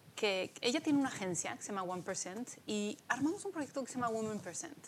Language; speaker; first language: Spanish; early bilingual, other home language; Polish